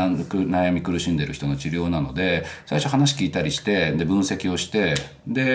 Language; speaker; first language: Japanese; native; Japanese